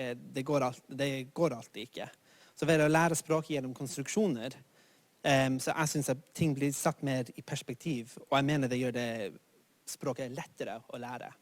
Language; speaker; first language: Norwegian; non-native, fluent; English